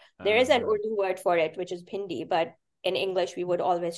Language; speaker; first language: English; non-native, local second language; Urdu